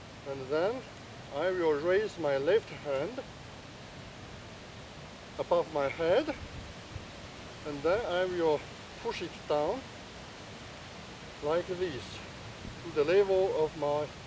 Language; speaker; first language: English; non-native, fluent; Chinese